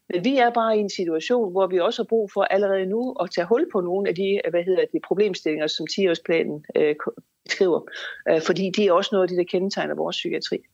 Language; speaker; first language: Danish; native; Danish